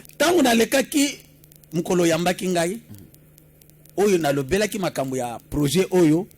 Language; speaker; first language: Lingala; non-native, local second language; Kongo